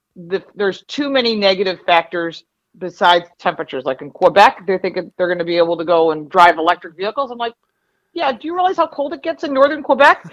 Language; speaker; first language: English; native; English